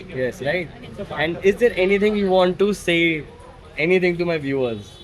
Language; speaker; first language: English; non-native, fluent; Hindi